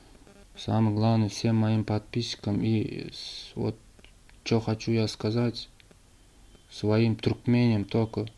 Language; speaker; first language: Russian; non-native, learner; Turkmen